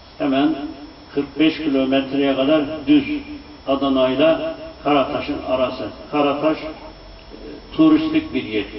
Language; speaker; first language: Turkish; native; Turkish